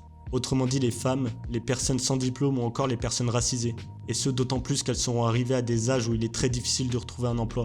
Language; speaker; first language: French; native; French